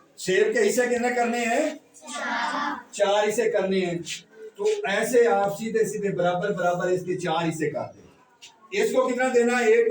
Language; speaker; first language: Urdu; non-native, local second language; Punjabi